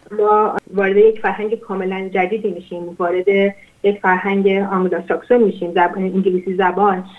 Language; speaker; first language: Persian; non-native, local second language; Azerbaijani